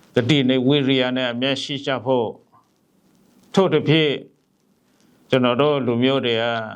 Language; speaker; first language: Burmese; non-native, local second language; Western Kayah